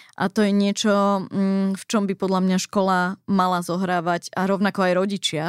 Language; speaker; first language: Slovak; early bilingual, heritage; Slovak